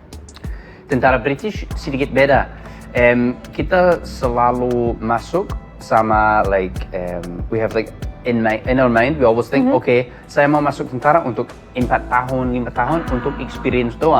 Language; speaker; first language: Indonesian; non-native, learner; English